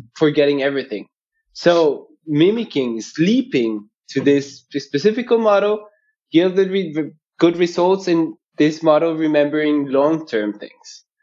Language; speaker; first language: English; non-native, fluent; Spanish